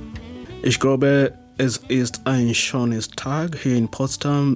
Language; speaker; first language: German; non-native, learner; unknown